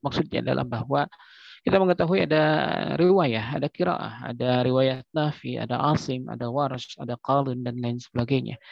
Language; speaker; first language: Indonesian; native; Indonesian